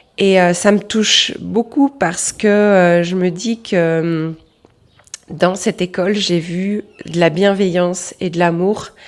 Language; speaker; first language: French; native; French